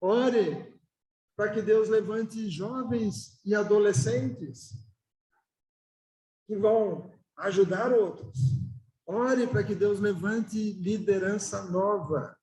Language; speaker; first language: Portuguese; native; Portuguese